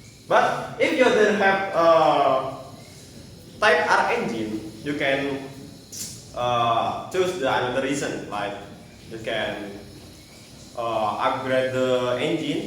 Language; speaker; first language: English; non-native, learner; Indonesian